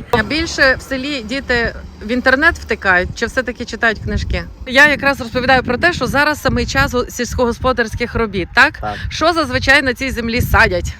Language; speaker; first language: Ukrainian; native; Ukrainian